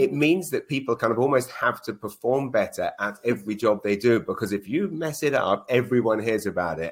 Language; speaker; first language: English; native; English